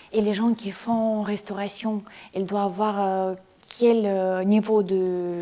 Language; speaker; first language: French; non-native, learner; Russian